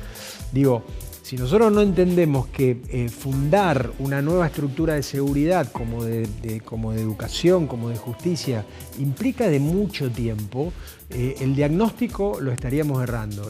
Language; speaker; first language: Spanish; native; Spanish